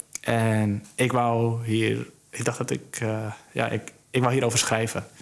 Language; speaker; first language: Dutch; early bilingual, other home language; Somali